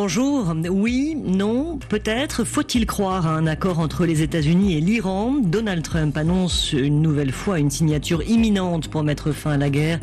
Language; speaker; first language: French; native; French